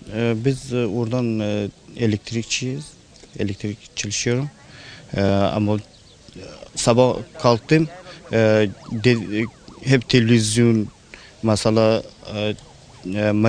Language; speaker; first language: Turkish; non-native, learner; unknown